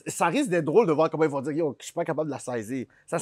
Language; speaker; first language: French; native; French